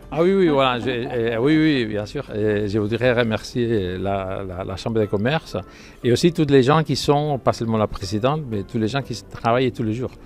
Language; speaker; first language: French; non-native, fluent; Spanish